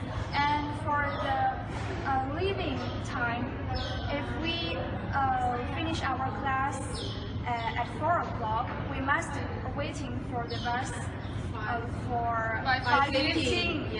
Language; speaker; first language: English; non-native, learner; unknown